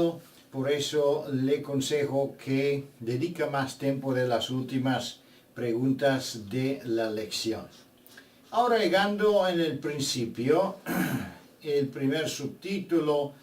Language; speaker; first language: Spanish; non-native, fluent; Bulgarian